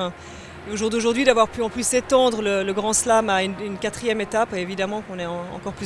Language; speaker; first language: French; native; French